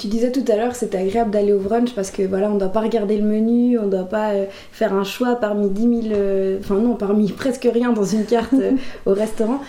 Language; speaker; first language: French; native; French